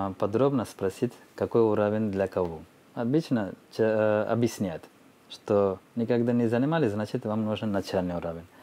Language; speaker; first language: Russian; non-native, fluent; Telugu